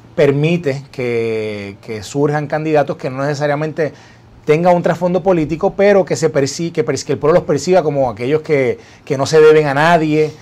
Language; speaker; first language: Spanish; native; Spanish